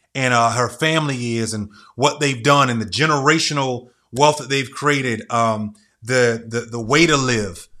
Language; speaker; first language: English; native; English